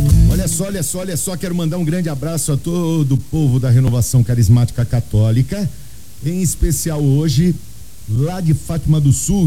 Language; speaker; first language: Portuguese; native; Portuguese